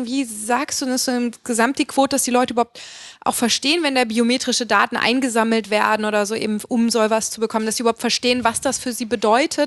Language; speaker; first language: German; native; German